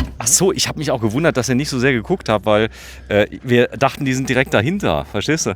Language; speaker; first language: German; native; German